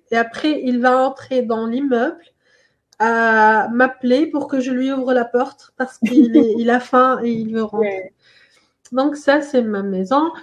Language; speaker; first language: French; non-native, local second language; Arabic